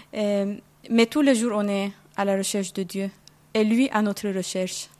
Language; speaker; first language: French; non-native, fluent; Persian